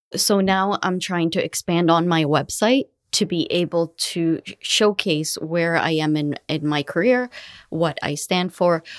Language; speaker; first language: English; early bilingual, other home language; Arabic